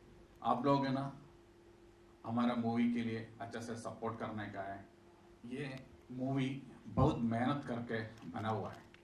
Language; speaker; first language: Hindi; non-native, local second language; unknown